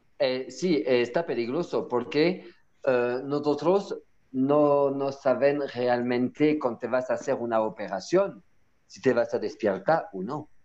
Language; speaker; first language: Spanish; non-native, learner; French